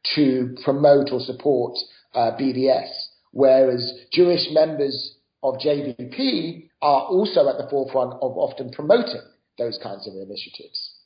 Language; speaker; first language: English; native; English